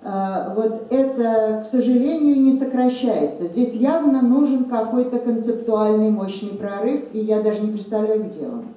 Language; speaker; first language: Russian; native; Russian